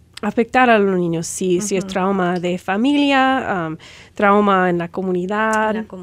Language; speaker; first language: Spanish; non-native, fluent; English